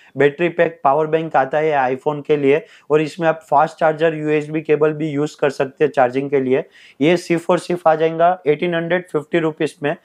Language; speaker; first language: Hindi; non-native, local second language; Telugu